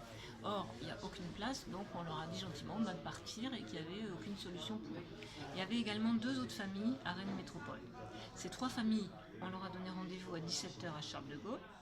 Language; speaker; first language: French; native; French